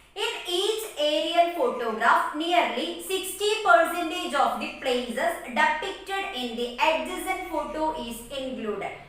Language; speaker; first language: English; non-native, local second language; Malayalam